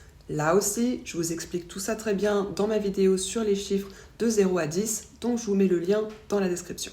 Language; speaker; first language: French; native; French